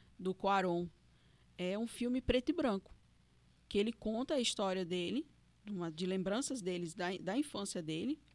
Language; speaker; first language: Portuguese; native; Portuguese